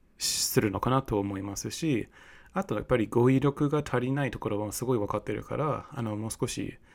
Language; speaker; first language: Japanese; non-native, fluent; English